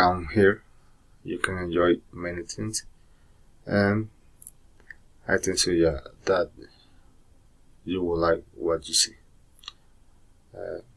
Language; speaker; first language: English; non-native, learner; Spanish